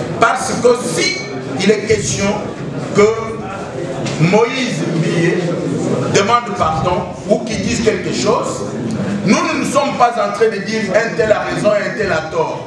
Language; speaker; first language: French; non-native, local second language; Lingala